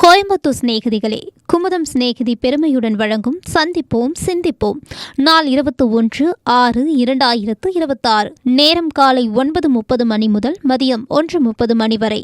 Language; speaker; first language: Tamil; native; Tamil